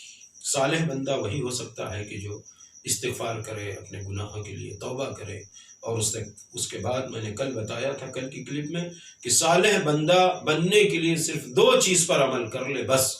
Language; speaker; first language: Urdu; native; Urdu